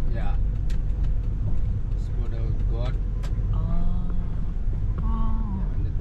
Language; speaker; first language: English; non-native, learner; Indonesian